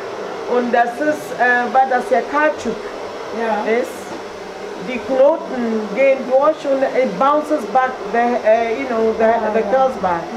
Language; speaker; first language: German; non-native, fluent; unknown